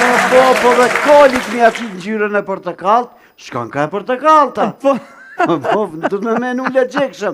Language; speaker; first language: Albanian; native; Albanian